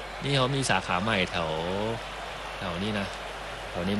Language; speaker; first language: Thai; native; Thai